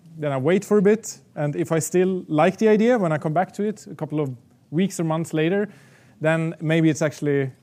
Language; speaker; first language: English; non-native, fluent; Swedish